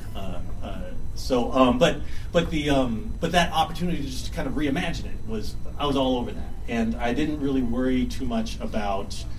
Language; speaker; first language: English; native; English